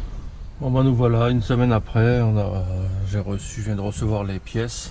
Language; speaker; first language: French; native; French